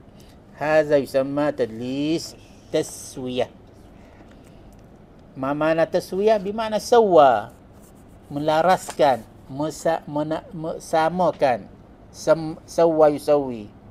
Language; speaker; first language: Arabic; non-native, fluent; Malay